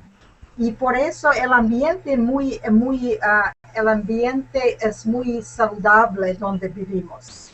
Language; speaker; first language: Spanish; non-native, learner; English